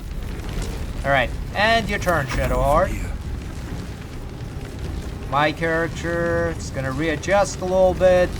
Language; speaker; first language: English; native; English